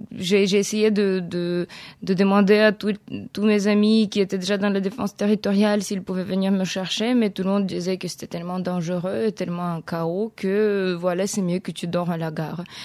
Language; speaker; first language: French; non-native, fluent; Ukrainian